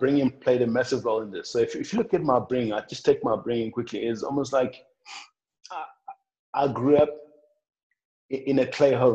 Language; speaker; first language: English; non-native, local second language; Northern Sotho